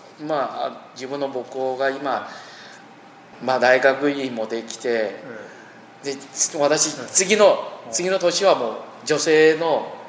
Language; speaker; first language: Japanese; non-native, fluent; Chinese